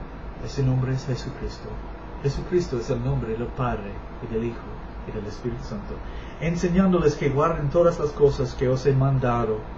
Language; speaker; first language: Spanish; non-native, learner; English